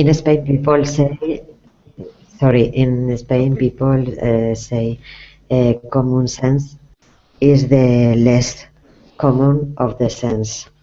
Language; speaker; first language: English; non-native, learner; Spanish